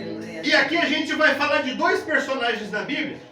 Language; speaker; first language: Portuguese; native; Portuguese